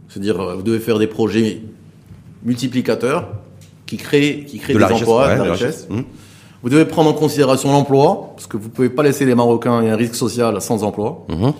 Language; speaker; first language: French; non-native, local second language; Arabic